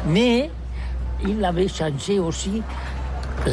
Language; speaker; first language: French; non-native, learner; Catalan